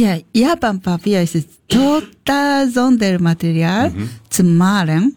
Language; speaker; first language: German; non-native, learner; Japanese